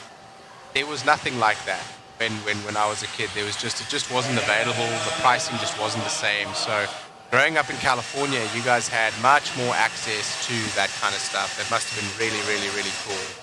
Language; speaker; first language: English; native; English